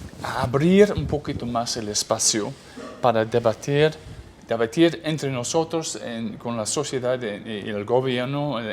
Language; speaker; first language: Spanish; non-native, fluent; English